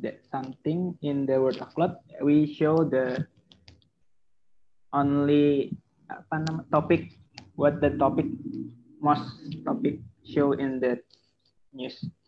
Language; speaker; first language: English; non-native, learner; Indonesian